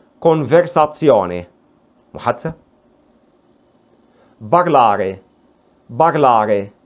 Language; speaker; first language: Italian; non-native, fluent; Arabic